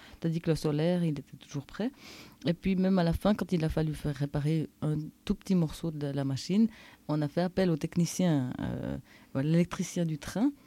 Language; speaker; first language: French; native; French